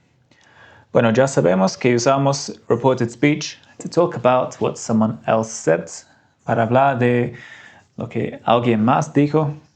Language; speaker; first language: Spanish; non-native, fluent; English